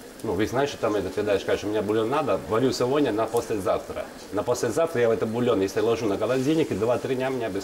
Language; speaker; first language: Russian; non-native, learner; Italian